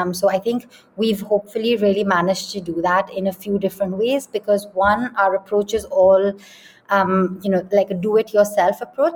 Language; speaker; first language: English; non-native, local second language; Hindi